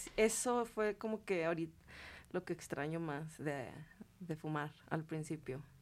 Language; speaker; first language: Spanish; native; Spanish